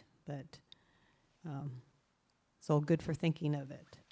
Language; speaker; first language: English; native; English